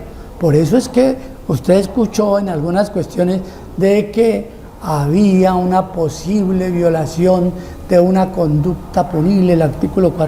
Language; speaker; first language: Spanish; native; Spanish